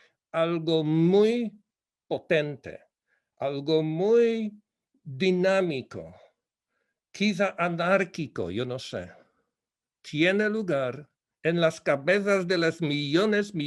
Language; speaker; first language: Spanish; non-native, fluent; Polish